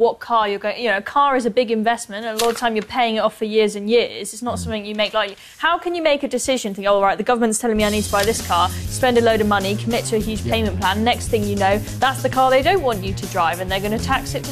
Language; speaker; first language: English; native; English